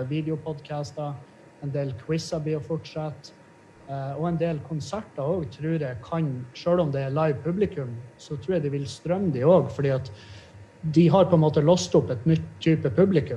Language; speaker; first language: Norwegian; native; Norwegian